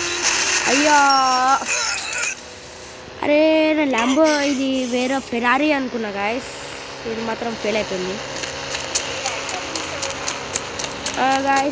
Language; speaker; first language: Telugu; native; Telugu